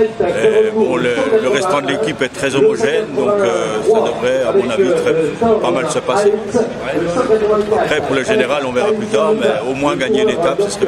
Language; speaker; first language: French; native; French